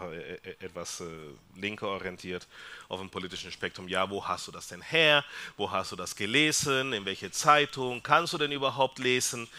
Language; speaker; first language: German; non-native, fluent; Spanish